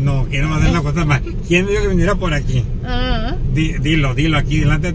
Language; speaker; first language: Spanish; native; Spanish